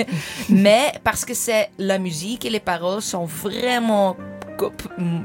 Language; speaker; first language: French; non-native, fluent; English